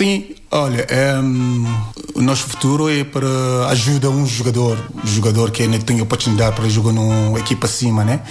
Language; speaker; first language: Portuguese; non-native, learner; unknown